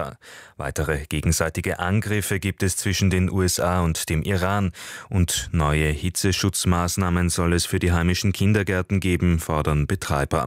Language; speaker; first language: German; native; German